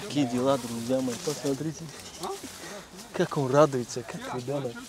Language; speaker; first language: Russian; non-native, local second language; Tajik